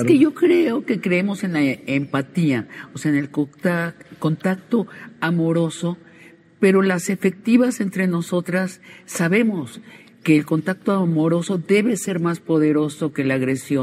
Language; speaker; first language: Spanish; native; Spanish